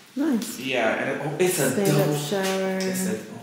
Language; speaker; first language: English; native; English